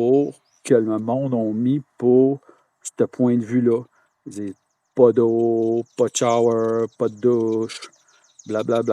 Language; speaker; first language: French; native; French